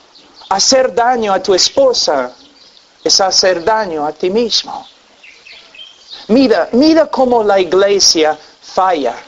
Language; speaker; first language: Spanish; non-native, fluent; English